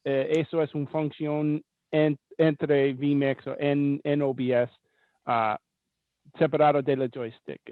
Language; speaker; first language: Spanish; non-native, learner; English